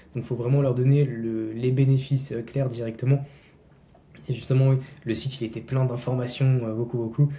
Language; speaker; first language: French; native; French